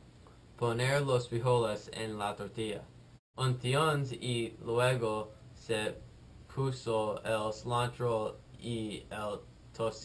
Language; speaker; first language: Spanish; non-native, learner; English